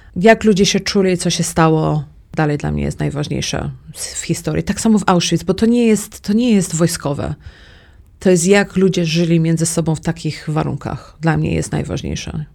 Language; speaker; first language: Polish; early bilingual, heritage; Polish